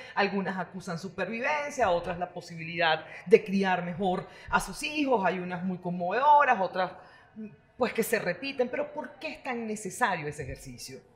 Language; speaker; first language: Spanish; native; Spanish